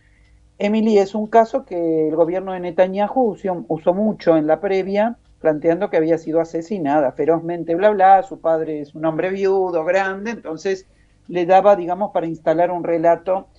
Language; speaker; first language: Spanish; native; Spanish